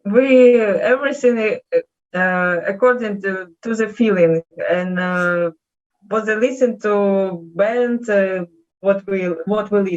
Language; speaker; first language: English; non-native, learner; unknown